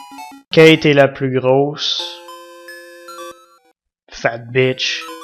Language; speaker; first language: French; native; French